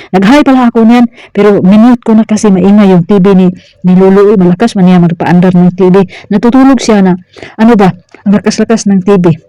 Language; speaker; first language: Filipino; non-native, local second language; Cebuano